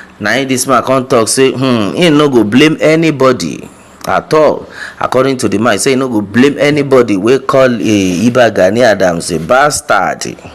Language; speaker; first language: Nigerian Pidgin; non-native, local second language; Yoruba